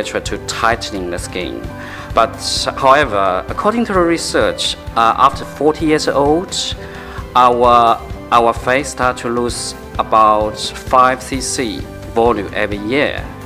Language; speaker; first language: English; non-native, fluent; Chinese